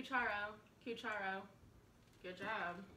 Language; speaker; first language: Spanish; non-native, learner; English